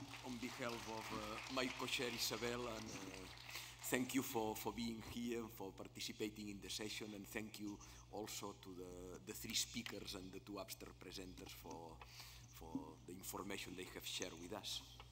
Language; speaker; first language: English; non-native, fluent; Spanish